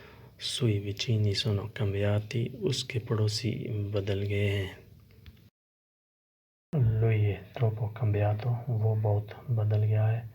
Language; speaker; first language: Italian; non-native, learner; Urdu